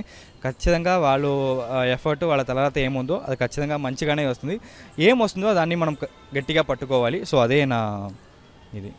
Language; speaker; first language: Telugu; early bilingual, heritage; Tamil